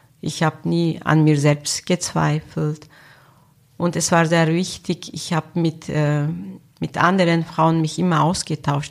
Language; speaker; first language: German; non-native, fluent; Turkish